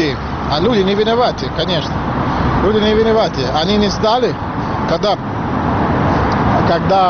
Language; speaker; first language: Russian; non-native, learner; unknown